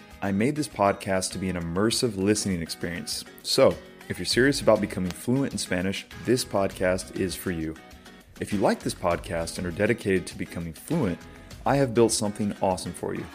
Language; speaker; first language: English; native; English